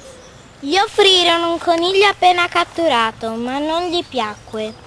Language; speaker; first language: Italian; native; Italian